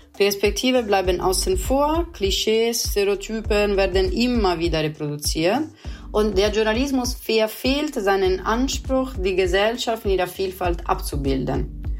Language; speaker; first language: German; non-native, fluent; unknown